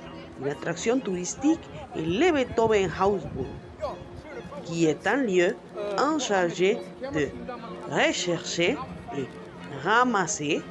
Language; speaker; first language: French; non-native, learner; Spanish